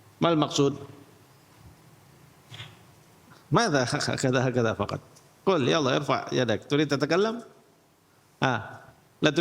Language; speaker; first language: Arabic; non-native, fluent; Indonesian